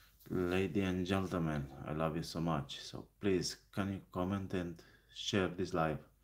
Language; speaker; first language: English; non-native, learner; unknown